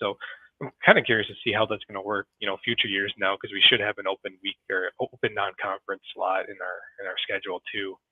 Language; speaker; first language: English; native; English